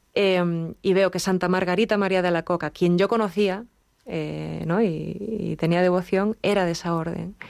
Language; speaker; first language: Spanish; native; Spanish